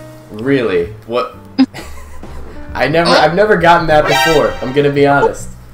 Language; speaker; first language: English; native; English